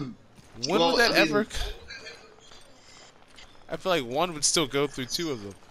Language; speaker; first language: English; native; English